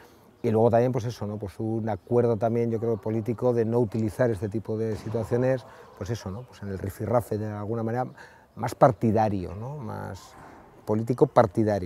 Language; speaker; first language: Spanish; native; Spanish